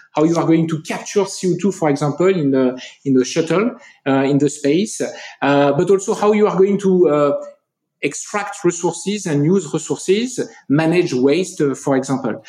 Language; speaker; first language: English; non-native, fluent; French